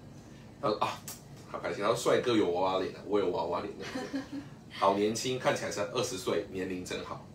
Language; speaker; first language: Chinese; native; Chinese